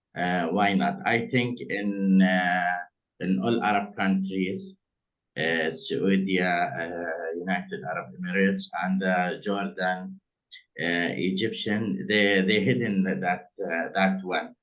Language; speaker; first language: English; non-native, learner; Arabic